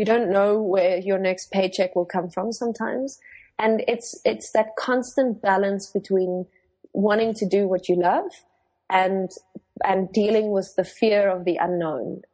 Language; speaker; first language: English; non-native, local second language; Afrikaans